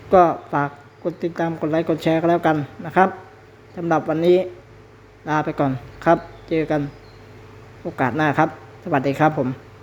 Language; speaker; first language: Thai; native; Thai